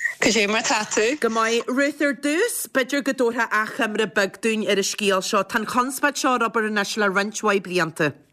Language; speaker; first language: Irish; native; Irish